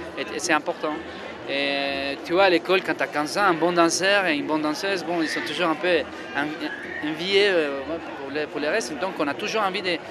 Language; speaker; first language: French; non-native, fluent; Spanish